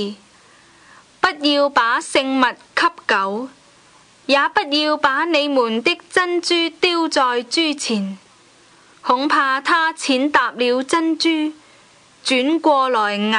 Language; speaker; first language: Cantonese; native; Cantonese